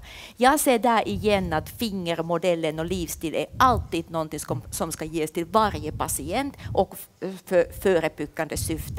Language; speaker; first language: Swedish; non-native, fluent; Finnish